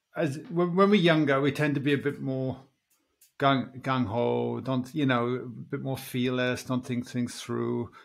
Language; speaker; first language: English; native; English